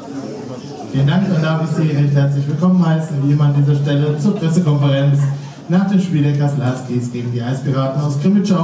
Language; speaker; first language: German; native; German